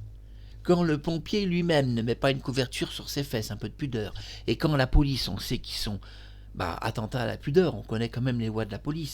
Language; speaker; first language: French; native; French